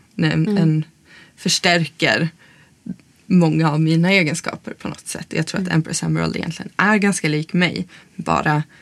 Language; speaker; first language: Swedish; native; Swedish